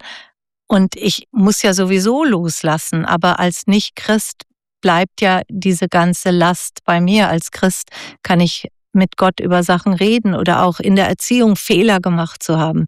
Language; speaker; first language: German; native; German